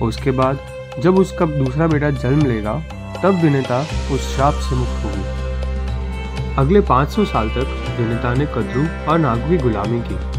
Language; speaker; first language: Hindi; native; Hindi